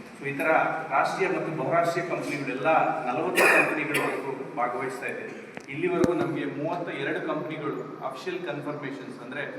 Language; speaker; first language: Kannada; native; Kannada